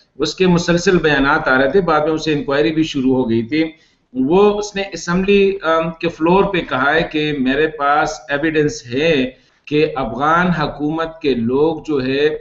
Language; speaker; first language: Urdu; non-native, local second language; Pashto